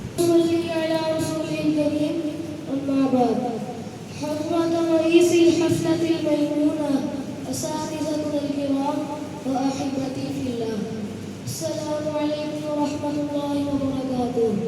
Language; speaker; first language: Arabic; non-native, learner; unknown